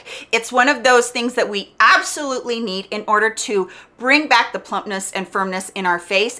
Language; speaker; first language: English; native; English